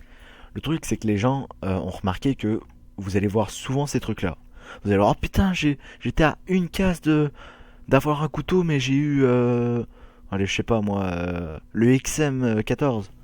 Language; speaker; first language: French; native; French